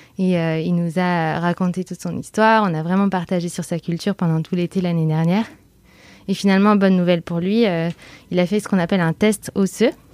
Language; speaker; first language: French; native; French